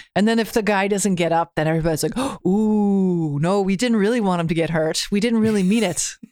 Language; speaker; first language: English; native; English